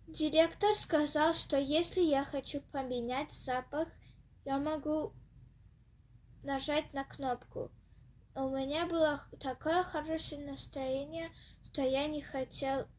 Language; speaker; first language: Russian; early bilingual, heritage; Russian